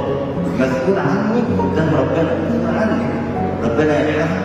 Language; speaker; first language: Arabic; native; Arabic